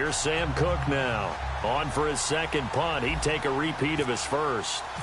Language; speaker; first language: English; native; English